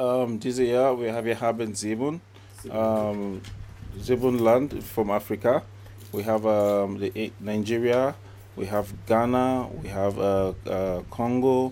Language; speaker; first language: German; non-native, learner; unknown